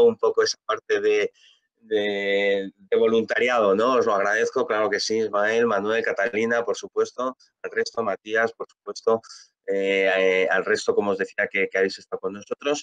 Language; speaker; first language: Spanish; native; Spanish